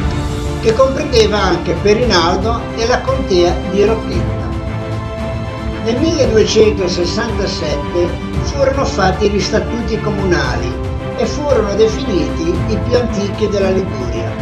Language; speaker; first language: Italian; native; Italian